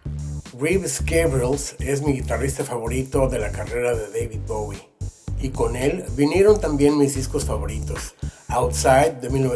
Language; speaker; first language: Spanish; native; Spanish